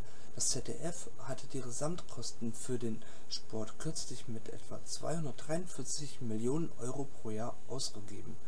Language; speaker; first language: German; native; German